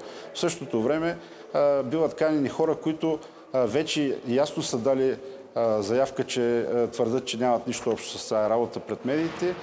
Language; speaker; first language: Bulgarian; native; Bulgarian